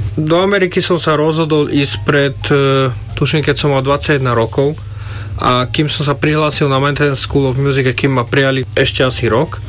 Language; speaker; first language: Slovak; native; Slovak